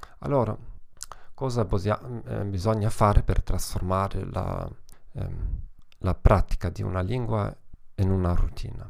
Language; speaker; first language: Italian; non-native, learner; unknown